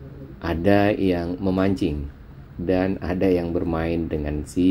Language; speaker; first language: Indonesian; native; Indonesian